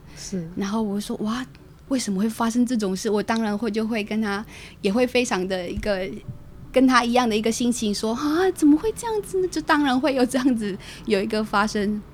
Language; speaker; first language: Chinese; native; Chinese